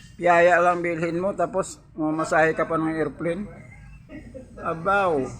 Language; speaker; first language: Filipino; non-native, local second language; Hiligaynon